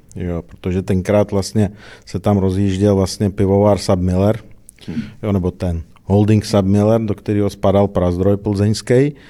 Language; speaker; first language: Czech; early bilingual, other home language; Russian